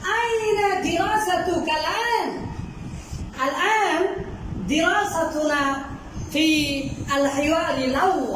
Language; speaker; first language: Arabic; non-native, fluent; Bangla